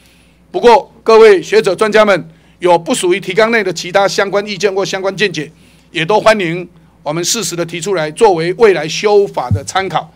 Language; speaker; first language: Chinese; native; Chinese